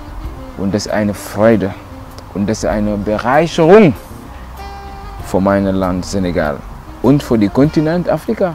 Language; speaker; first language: German; non-native, local second language; Wolof